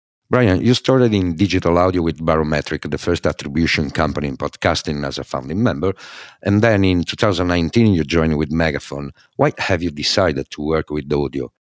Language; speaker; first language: English; non-native, fluent; Italian